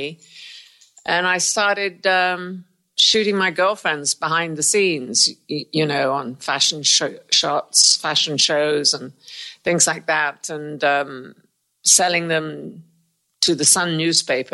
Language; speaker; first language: English; native; English